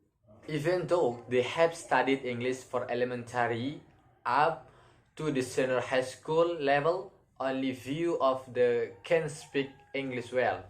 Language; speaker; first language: English; non-native, learner; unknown